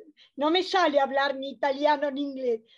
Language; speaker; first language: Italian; non-native, learner; Spanish